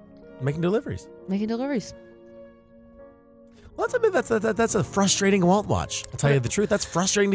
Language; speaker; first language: English; native; English